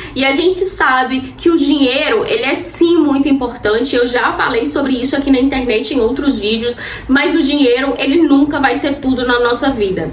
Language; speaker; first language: Portuguese; native; Portuguese